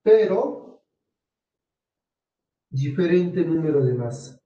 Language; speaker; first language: Spanish; native; Spanish